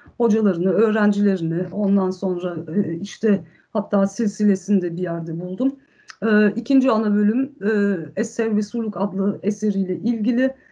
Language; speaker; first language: Turkish; early bilingual, heritage; Turkish